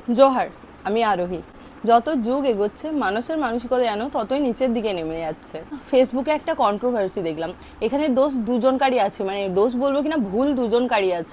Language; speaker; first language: Bangla; non-native, local second language; Santali